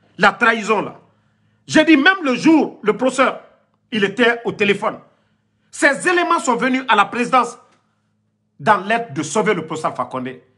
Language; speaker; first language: French; non-native, local second language; Mandingo